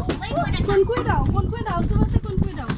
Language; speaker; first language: Spanish; non-native, learner; Haitian Creole